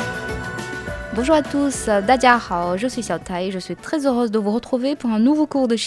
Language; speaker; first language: French; non-native, fluent; Chinese